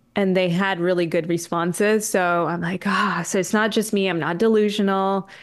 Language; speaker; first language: English; native; English